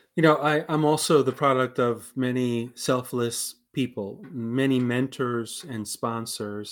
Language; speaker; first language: English; early bilingual, other home language; Spanish